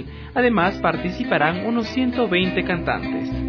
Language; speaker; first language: Spanish; native; Spanish